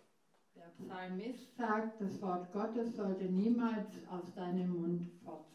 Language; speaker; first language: German; non-native, fluent; English